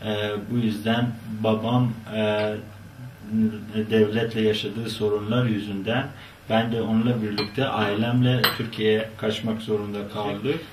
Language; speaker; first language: Turkish; non-native, fluent; Persian